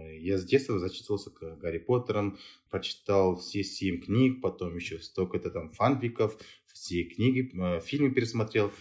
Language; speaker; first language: Russian; non-native, local second language; Kazakh